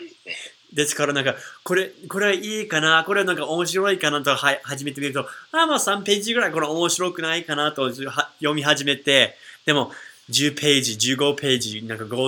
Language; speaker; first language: Japanese; non-native, fluent; English